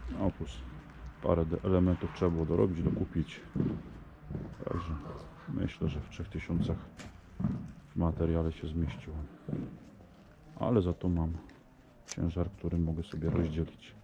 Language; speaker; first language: Polish; native; Polish